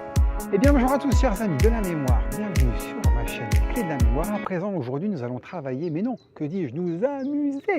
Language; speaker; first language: French; native; French